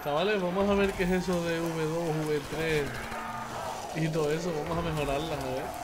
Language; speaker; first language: Spanish; native; Spanish